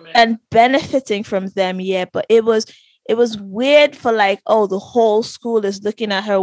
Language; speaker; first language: English; non-native, local second language; Yoruba